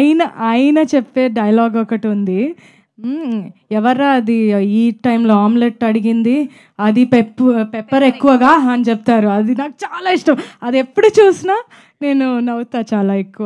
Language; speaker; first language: Telugu; non-native, fluent; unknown